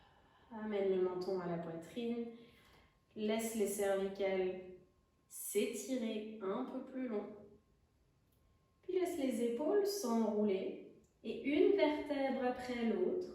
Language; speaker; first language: French; native; French